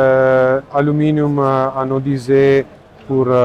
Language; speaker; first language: French; non-native, learner; Italian